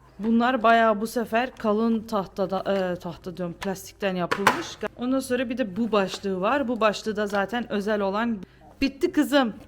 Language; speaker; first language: Turkish; early bilingual, heritage; Turkish